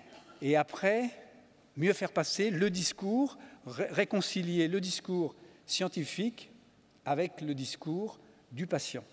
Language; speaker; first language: French; native; French